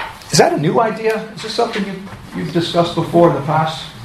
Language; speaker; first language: English; native; English